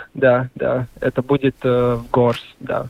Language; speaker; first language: Russian; non-native, local second language; Latvian